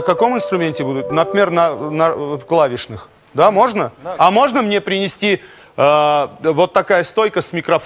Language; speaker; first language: Russian; non-native, local second language; Armenian